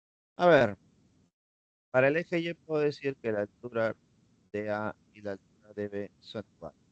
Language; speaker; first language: Spanish; native; Spanish